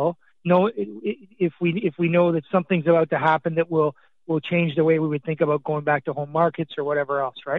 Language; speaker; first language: English; native; English